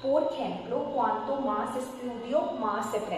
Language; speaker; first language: Spanish; non-native, fluent; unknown